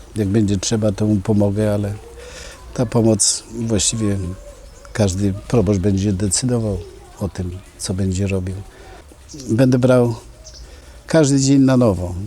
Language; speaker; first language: Polish; native; Polish